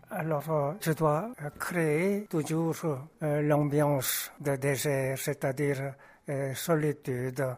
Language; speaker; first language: French; non-native, fluent; Korean